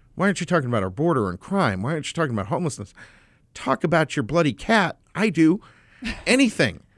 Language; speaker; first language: English; native; English